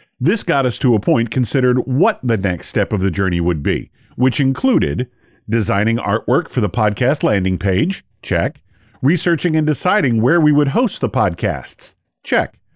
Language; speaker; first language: English; native; English